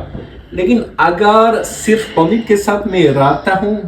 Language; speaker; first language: Hindi; non-native, learner; French